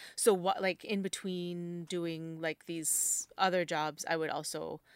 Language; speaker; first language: English; native; English